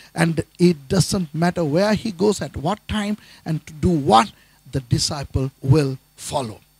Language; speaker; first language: English; non-native, local second language; Tamil